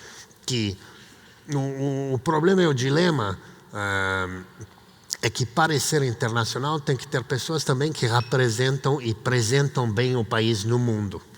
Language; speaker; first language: Portuguese; non-native, fluent; Italian